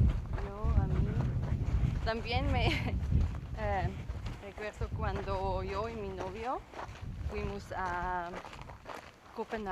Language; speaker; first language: Spanish; non-native, learner; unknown